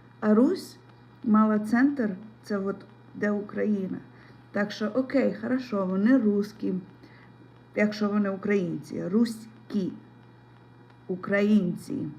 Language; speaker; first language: Ukrainian; non-native, local second language; Russian